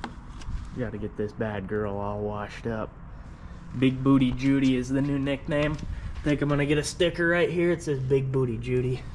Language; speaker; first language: English; native; English